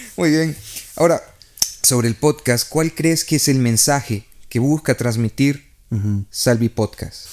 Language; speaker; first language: Spanish; native; Spanish